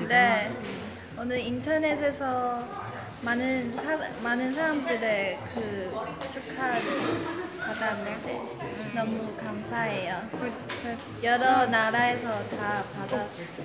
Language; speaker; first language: Korean; non-native, fluent; Chinese